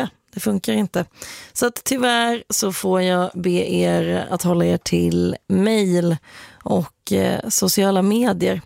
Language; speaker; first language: Swedish; native; Swedish